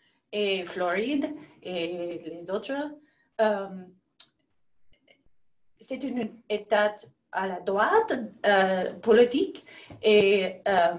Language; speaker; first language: French; non-native, learner; English